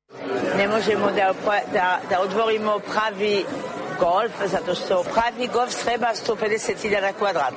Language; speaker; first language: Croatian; non-native, learner; French